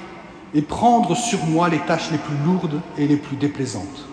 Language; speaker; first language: French; native; French